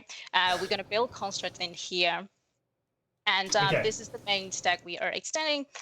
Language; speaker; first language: English; non-native, fluent; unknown